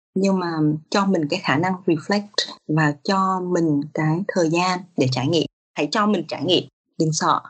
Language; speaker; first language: Vietnamese; native; Vietnamese